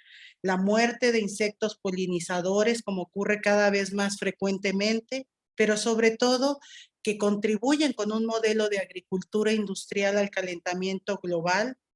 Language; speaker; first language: Spanish; native; Spanish